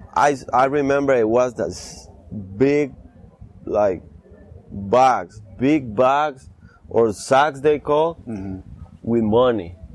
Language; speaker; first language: English; early bilingual, other home language; Spanish